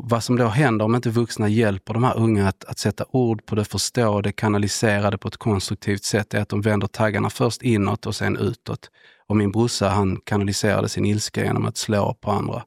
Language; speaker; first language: Swedish; native; Swedish